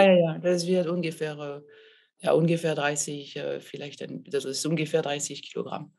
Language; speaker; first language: German; non-native, fluent; French